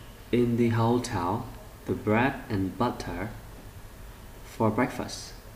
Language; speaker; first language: English; non-native, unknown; Vietnamese